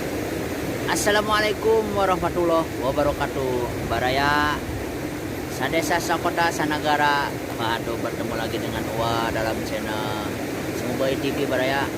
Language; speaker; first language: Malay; non-native, local second language; Sundanese